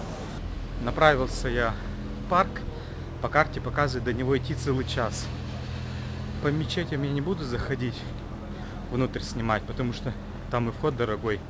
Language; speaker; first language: Russian; native; Russian